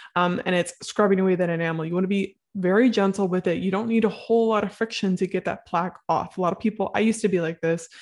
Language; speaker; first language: English; native; English